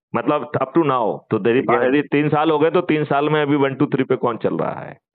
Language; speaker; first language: Hindi; native; Hindi